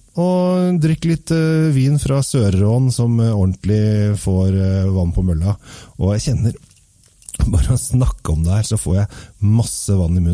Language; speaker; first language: Norwegian; native; Norwegian